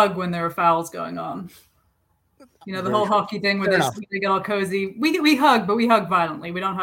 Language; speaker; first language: English; non-native, local second language; Cantonese